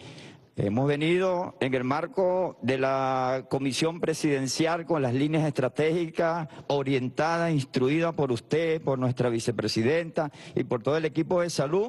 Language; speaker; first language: Spanish; native; Spanish